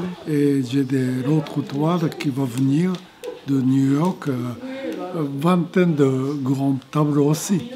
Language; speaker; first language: French; non-native, fluent; Japanese